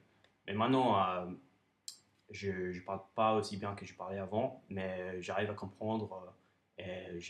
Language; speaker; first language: French; non-native, fluent; English